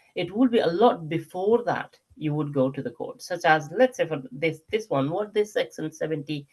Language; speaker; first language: English; non-native, local second language; Nepali